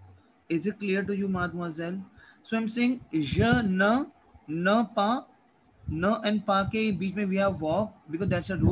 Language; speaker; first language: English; non-native, local second language; Hindi